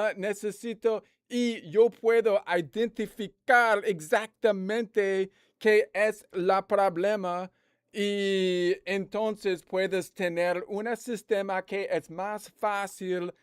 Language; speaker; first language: Spanish; non-native, learner; English